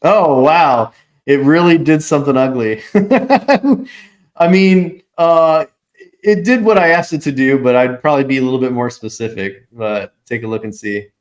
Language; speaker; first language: English; native; English